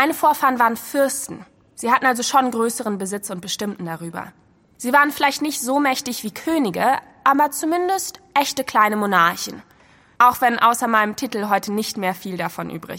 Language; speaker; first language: German; native; German